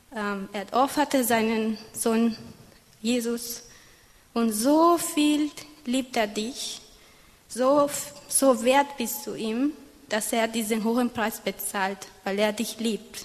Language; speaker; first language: German; non-native, fluent; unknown